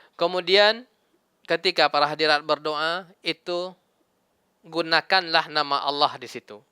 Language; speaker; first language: Malay; non-native, local second language; Minangkabau